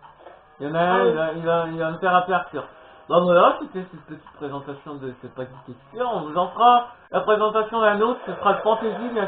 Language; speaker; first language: French; native; French